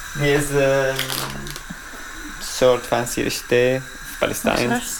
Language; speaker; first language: Dutch; non-native, learner; Arabic